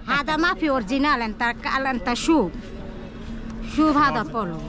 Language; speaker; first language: Arabic; non-native, learner; Bangla